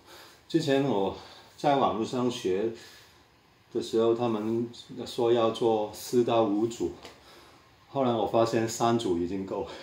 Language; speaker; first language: Chinese; non-native, local second language; Cantonese